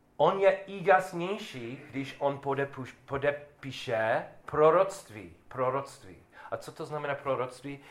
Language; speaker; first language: Czech; non-native, learner; English